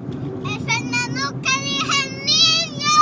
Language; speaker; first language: Spanish; early bilingual, heritage; Spanish